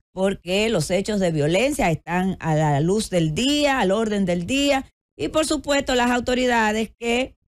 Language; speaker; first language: Spanish; native; Spanish